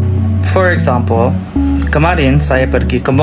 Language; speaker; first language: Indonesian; non-native, fluent; English